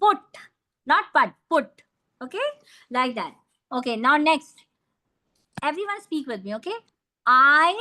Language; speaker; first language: English; non-native, fluent; Hindi